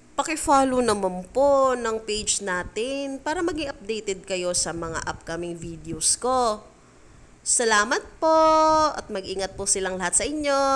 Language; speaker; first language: Filipino; non-native, local second language; Cebuano